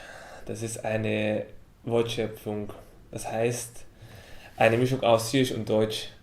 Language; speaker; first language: German; non-native, fluent; Arabic